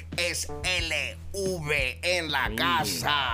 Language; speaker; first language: Spanish; early bilingual, heritage; Spanish